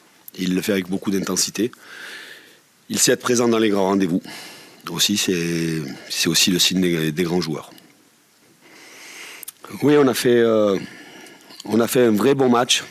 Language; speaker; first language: French; native; French